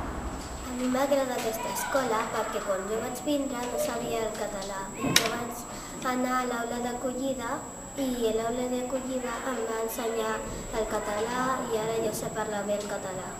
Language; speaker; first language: Catalan; early bilingual, other home language; Spanish